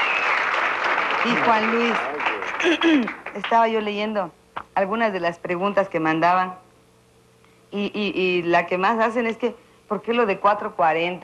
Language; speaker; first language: Spanish; native; Spanish